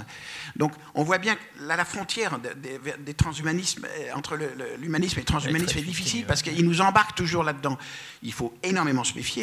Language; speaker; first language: French; native; French